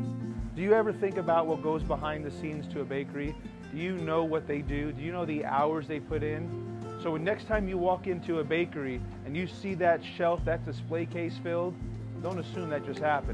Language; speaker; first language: English; native; English